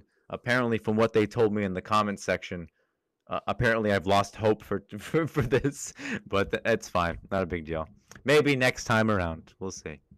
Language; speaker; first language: English; non-native, fluent; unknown